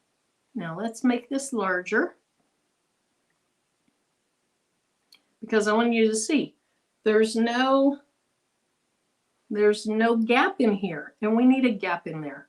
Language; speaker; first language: English; native; English